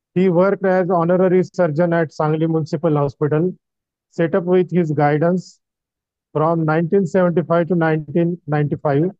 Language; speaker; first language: English; non-native, local second language; Marathi